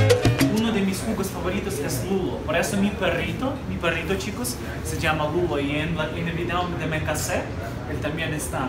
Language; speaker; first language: Spanish; non-native, fluent; Ukrainian